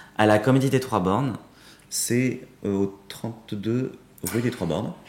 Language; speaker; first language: French; native; French